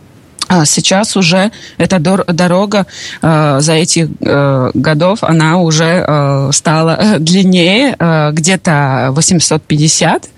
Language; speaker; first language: Russian; non-native, local second language; Latvian